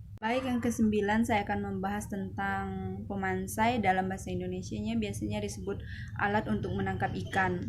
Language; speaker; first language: Indonesian; non-native, local second language; Malay